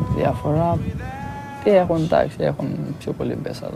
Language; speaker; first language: Greek; non-native, fluent; Albanian